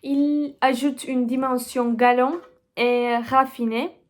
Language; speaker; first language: French; non-native, learner; Turkish